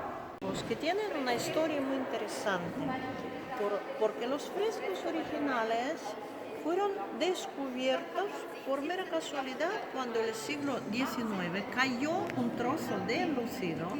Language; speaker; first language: Spanish; non-native, fluent; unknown